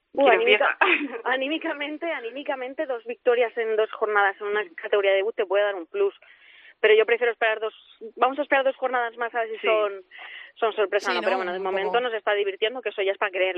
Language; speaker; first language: Spanish; native; Spanish